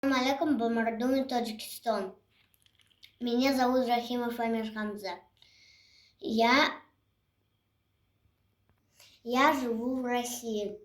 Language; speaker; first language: Russian; non-native, local second language; Tajik